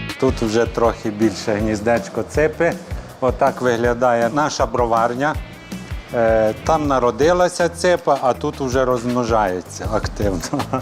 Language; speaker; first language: Ukrainian; native; Ukrainian